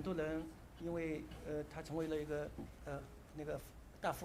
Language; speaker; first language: Chinese; native; Chinese